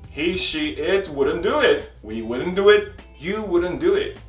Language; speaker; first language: English; non-native, fluent; Portuguese